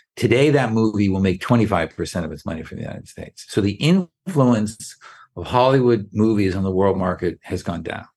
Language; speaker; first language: English; native; English